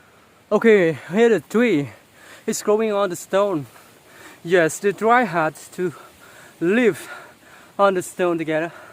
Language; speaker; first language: English; non-native, local second language; Khmer